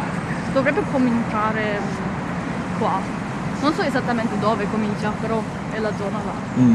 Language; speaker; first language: Italian; non-native, learner; Chinese